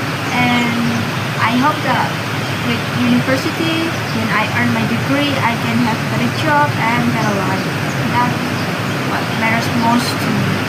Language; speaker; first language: English; non-native, learner; Indonesian